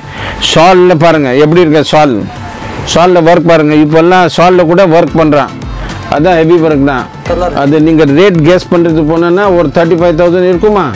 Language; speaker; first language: Tamil; non-native, local second language; Hindi